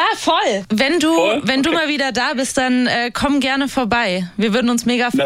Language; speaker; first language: German; native; German